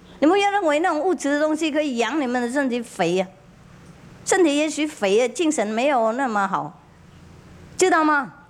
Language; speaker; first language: Chinese; non-native, fluent; Vietnamese